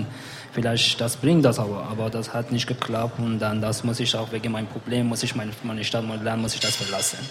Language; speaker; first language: German; non-native, learner; Persian